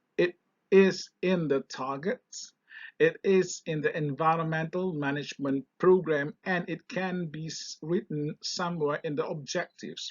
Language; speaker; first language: English; non-native, local second language; Malay